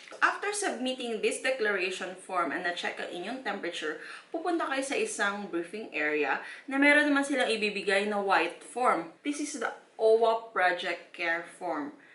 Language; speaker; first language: Filipino; native; Filipino